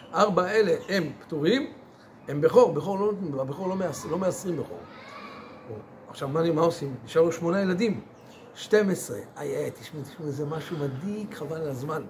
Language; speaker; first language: Hebrew; native; Hebrew